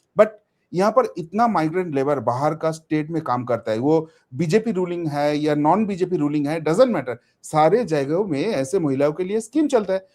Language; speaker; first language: Hindi; non-native, local second language; Bangla